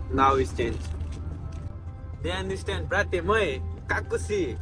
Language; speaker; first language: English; non-native, learner; Nepali